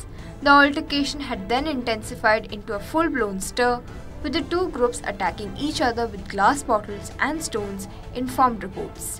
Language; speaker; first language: English; non-native, local second language; Odia